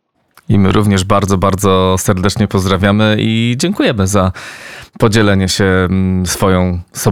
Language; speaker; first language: Polish; native; Polish